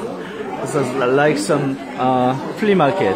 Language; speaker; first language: English; non-native, learner; Korean